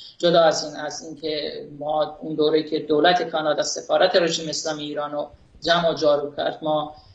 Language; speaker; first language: Persian; non-native, local second language; Kurdish